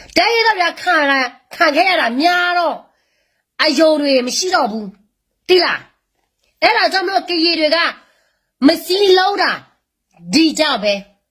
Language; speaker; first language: Burmese; non-native, local second language; S'gaw Karen